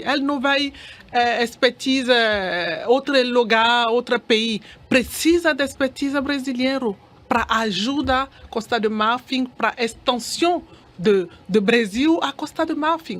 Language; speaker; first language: Portuguese; non-native, learner; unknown